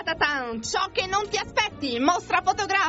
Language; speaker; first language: Italian; native; Italian